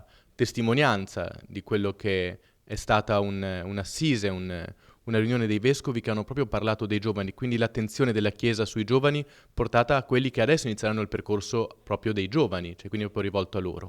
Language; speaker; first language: Italian; native; Italian